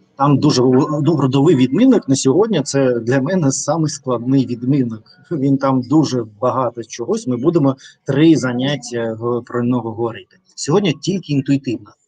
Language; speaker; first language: Ukrainian; non-native, learner; Russian